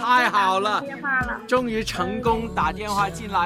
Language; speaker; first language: Chinese; native; Chinese